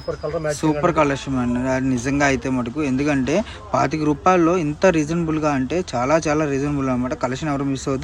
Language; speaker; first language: Telugu; native; Telugu